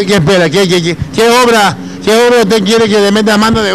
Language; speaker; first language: Spanish; native; Spanish